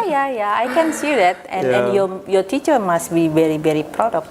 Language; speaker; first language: English; non-native, fluent; Indonesian